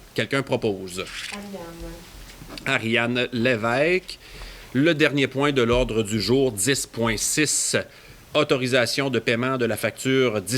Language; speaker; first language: French; native; French